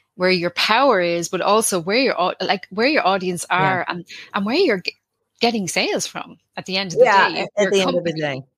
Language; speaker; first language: English; native; English